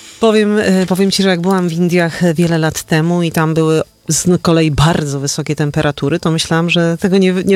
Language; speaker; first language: Polish; native; Polish